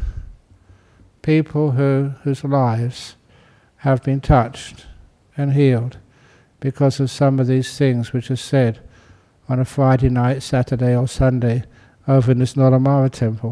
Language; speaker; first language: English; native; English